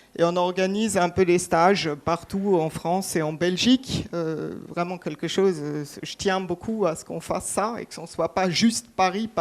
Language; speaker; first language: French; non-native, fluent; German